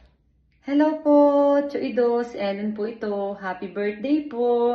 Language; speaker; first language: Filipino; native; Filipino